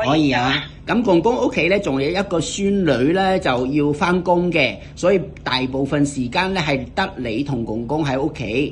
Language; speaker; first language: Cantonese; native; Cantonese